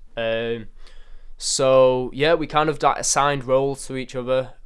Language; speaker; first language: English; native; English